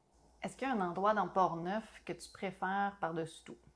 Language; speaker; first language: French; native; French